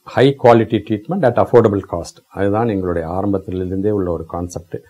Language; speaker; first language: Tamil; native; Tamil